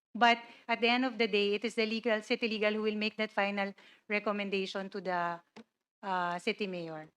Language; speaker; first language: English; non-native, local second language; Cebuano